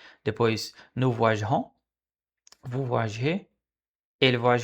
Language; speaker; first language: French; non-native, learner; Portuguese